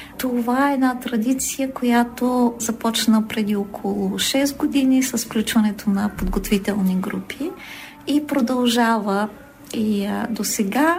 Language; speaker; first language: Bulgarian; native; Bulgarian